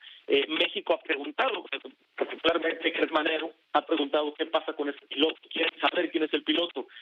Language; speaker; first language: Spanish; native; Spanish